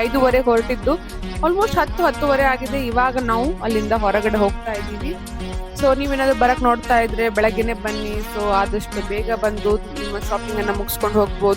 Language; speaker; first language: Kannada; native; Kannada